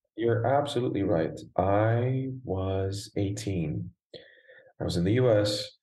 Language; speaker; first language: English; native; English